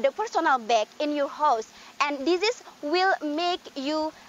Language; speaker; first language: English; non-native, learner; Indonesian